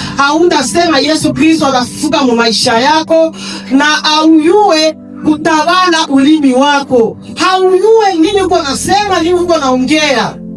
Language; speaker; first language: Swahili; native; Swahili